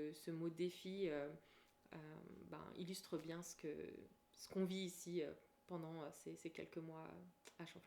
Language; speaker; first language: French; native; French